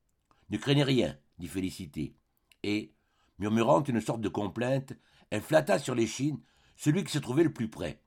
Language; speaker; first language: French; native; French